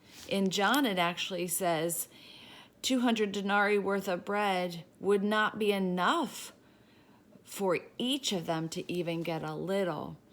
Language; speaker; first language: English; native; English